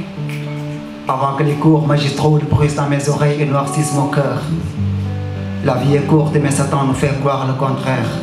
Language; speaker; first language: French; non-native, local second language; Wolof